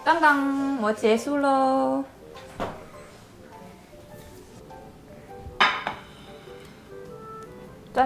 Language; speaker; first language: Chinese; non-native, fluent; Korean